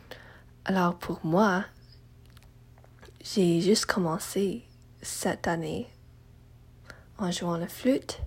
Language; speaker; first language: French; non-native, learner; English